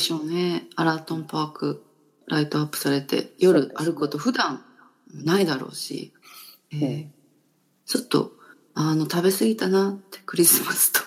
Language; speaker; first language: Japanese; native; Japanese